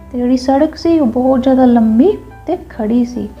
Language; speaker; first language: Punjabi; native; Punjabi